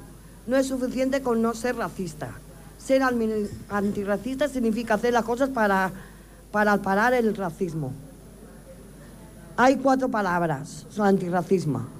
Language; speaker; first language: Catalan; non-native, local second language; Spanish